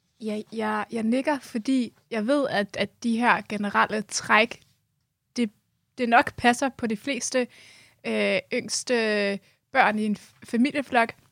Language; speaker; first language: Danish; early bilingual, other home language; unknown